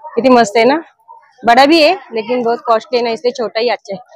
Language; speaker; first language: Hindi; non-native, local second language; Marathi